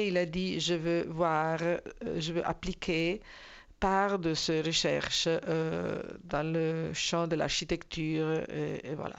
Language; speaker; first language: French; non-native, fluent; Italian